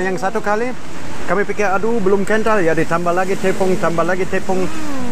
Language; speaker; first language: Indonesian; non-native, fluent; German